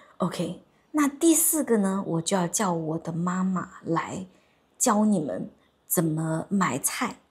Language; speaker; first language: Chinese; native; Chinese